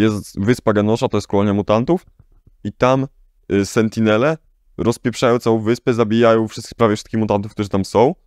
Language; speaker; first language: Polish; native; Polish